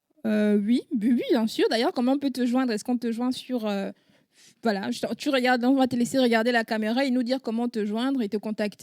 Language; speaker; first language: French; native; French